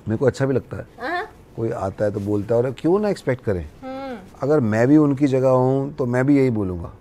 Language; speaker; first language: Hindi; native; Hindi